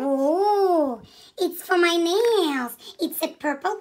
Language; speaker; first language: English; non-native, learner; Russian